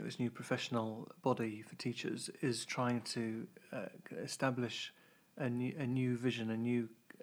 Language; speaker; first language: English; native; English